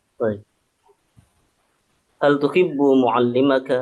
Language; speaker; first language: Arabic; non-native, learner; Indonesian